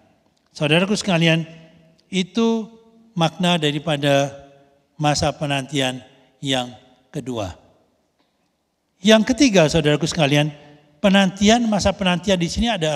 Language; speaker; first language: Indonesian; native; Indonesian